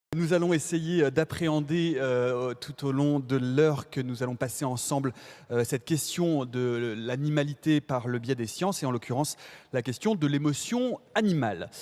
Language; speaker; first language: French; native; French